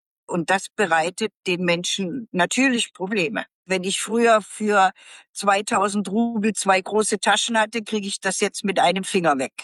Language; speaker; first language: German; native; German